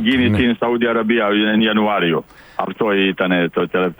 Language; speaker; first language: Greek; non-native, learner; Serbian